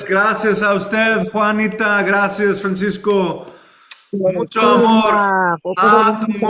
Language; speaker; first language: Spanish; non-native, learner; English